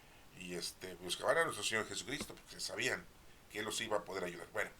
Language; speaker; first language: Spanish; native; Spanish